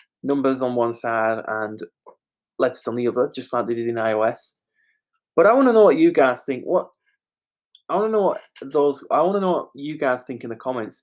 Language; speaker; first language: English; native; English